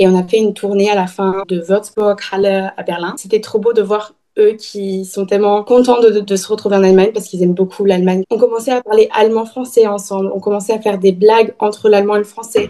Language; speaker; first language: French; early bilingual, heritage; German